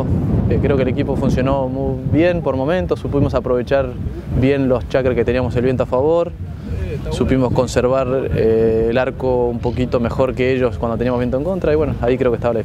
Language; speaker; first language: Spanish; native; Spanish